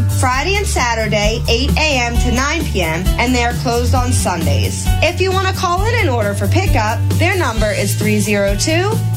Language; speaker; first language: English; native; English